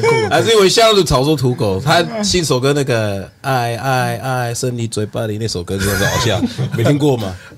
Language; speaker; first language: Chinese; non-native, fluent; English